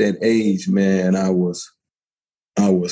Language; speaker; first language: English; native; English